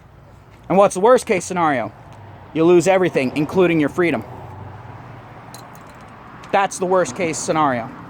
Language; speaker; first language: English; native; English